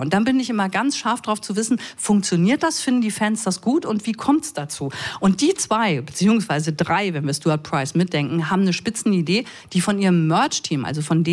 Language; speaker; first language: German; native; German